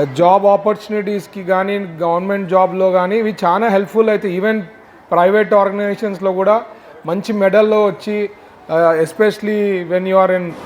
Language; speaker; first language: Telugu; native; Telugu